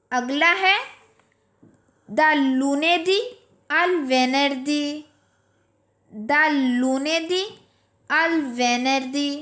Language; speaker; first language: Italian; non-native, fluent; Urdu